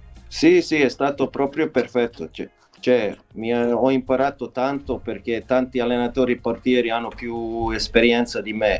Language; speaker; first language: Italian; non-native, fluent; Serbian